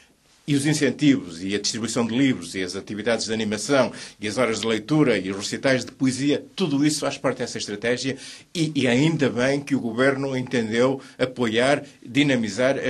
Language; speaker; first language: Portuguese; native; Portuguese